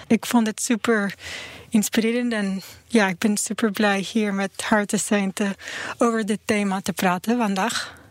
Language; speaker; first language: Dutch; non-native, learner; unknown